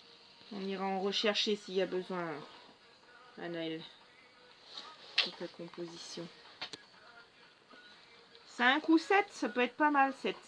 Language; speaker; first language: French; native; French